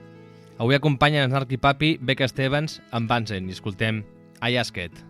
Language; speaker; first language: Catalan; native; Catalan